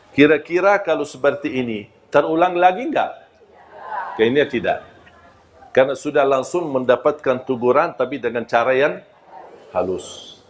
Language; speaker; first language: Malay; non-native, fluent; Arabic